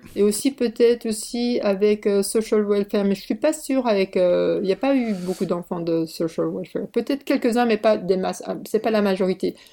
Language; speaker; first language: French; early bilingual, other home language; Korean